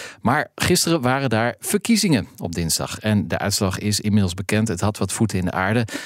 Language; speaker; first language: Dutch; native; Dutch